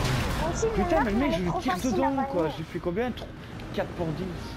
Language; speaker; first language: French; native; French